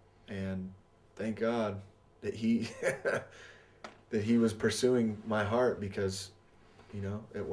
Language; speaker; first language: English; native; English